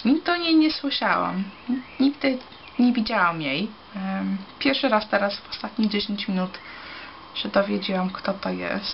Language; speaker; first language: Polish; early bilingual, heritage; Polish